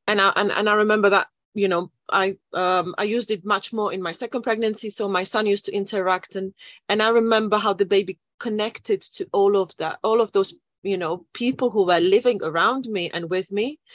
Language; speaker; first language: English; non-native, fluent; Czech